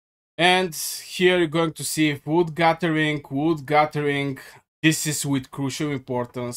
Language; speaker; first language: English; non-native, fluent; Bulgarian